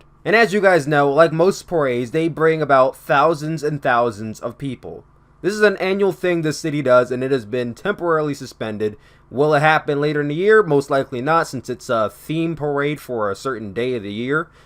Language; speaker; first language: English; native; English